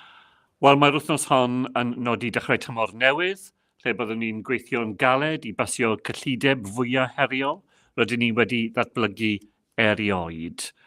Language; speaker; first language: Welsh; non-native, local second language; English